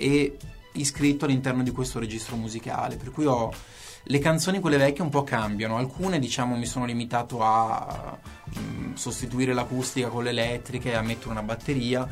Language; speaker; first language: Italian; native; Italian